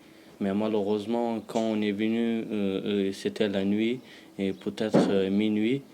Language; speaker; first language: French; non-native, learner; Pashto